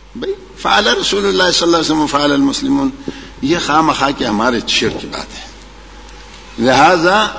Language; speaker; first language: Urdu; non-native, local second language; Pashto